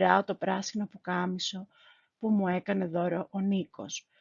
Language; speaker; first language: Greek; non-native, fluent; Spanish